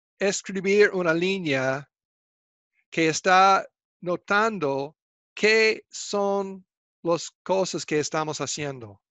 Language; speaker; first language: Spanish; non-native, fluent; English